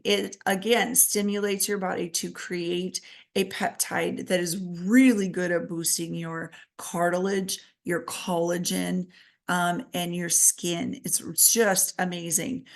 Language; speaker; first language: English; native; English